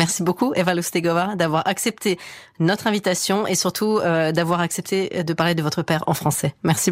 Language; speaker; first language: French; native; French